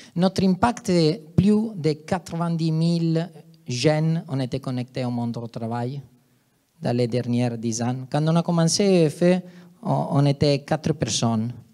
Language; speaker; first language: French; non-native, fluent; Italian